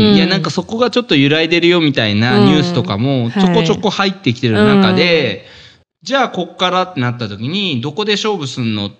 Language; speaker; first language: Japanese; native; Japanese